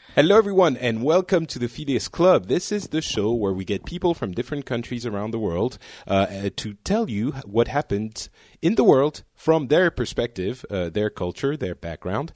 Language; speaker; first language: English; non-native, fluent; French